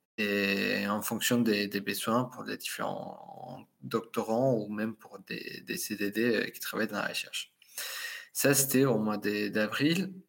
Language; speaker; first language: French; non-native, fluent; Spanish